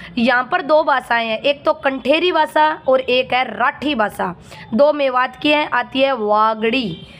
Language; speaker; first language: Hindi; native; Hindi